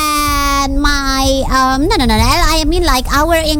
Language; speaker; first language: English; non-native, learner; Indonesian